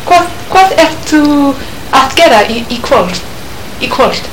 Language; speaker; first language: Icelandic; non-native, learner; English